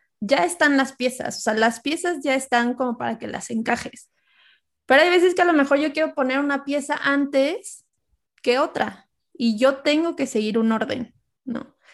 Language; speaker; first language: Spanish; native; Spanish